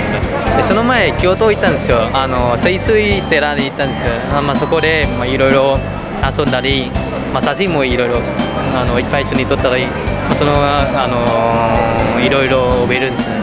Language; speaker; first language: Japanese; non-native, fluent; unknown